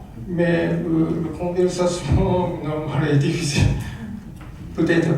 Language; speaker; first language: French; non-native, learner; Japanese